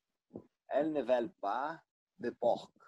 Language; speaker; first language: French; non-native, learner; Portuguese